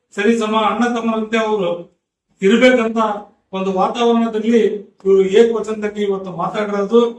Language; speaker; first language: Kannada; non-native, local second language; Urdu